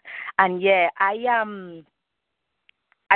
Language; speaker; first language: English; non-native, fluent; Spanish